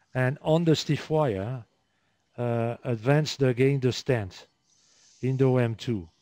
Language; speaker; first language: English; non-native, fluent; French